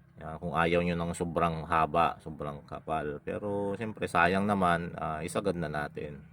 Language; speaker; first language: Filipino; non-native, local second language; Iloko